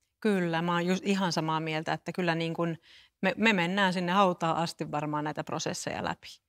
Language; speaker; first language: Finnish; native; Finnish